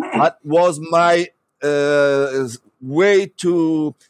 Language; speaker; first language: English; non-native, learner; Italian